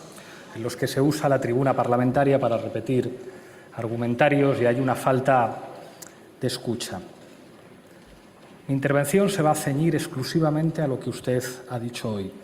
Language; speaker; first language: Spanish; native; Spanish